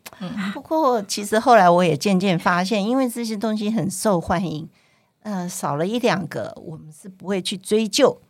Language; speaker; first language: Chinese; non-native, local second language; Cantonese